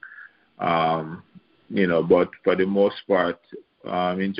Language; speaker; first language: English; non-native, local second language; Jamaican Creole English